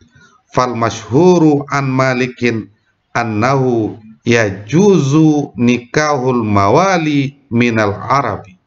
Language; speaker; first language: Arabic; non-native, fluent; Indonesian